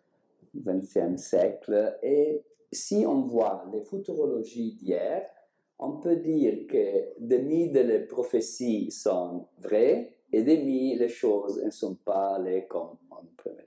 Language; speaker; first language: French; non-native, learner; Italian